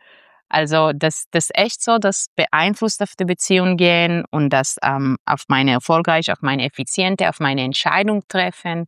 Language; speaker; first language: German; non-native, fluent; Hebrew